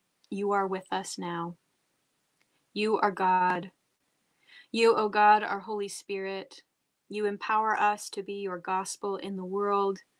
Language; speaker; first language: English; native; English